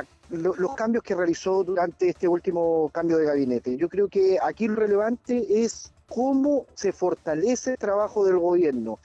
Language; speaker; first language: Spanish; native; Spanish